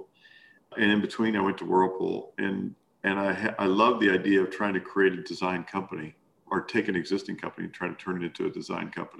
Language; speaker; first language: English; native; English